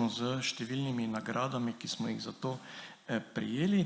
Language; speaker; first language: Slovenian; native; Slovenian